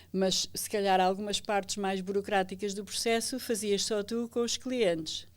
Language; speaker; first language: Portuguese; native; Portuguese